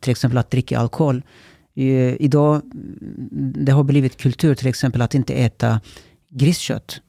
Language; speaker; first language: Swedish; early bilingual, other home language; Turkish